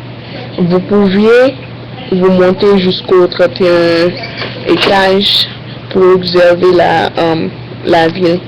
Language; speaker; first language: French; non-native, learner; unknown